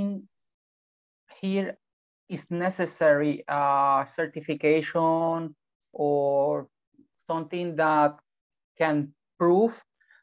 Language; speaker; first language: English; non-native, fluent; Spanish